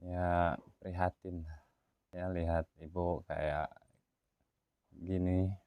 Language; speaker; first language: Indonesian; non-native, local second language; Sundanese